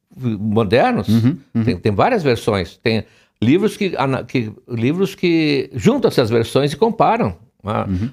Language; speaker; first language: Portuguese; native; Portuguese